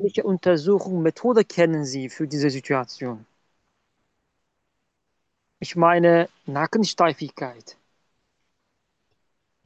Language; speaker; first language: German; non-native, learner; Turkish